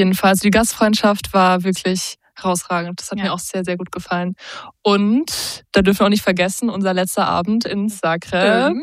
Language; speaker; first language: German; native; German